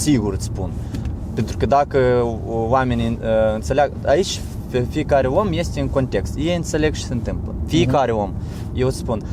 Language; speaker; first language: Romanian; non-native, learner; Ukrainian